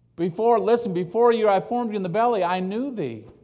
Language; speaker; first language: English; early bilingual, other home language; Polish